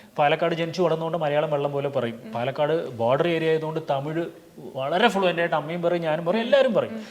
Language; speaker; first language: Malayalam; non-native, local second language; Tulu